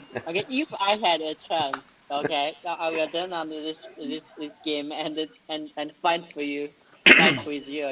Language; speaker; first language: English; non-native, learner; Chinese